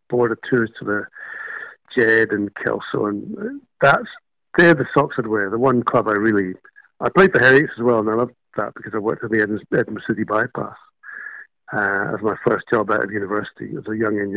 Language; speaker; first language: English; native; English